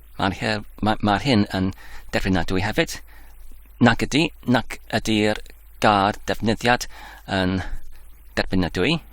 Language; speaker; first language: Welsh; non-native, learner; Dutch